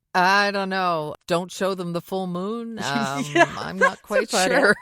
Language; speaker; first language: English; native; English